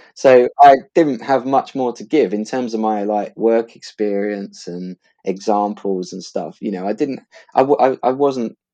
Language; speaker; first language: English; native; English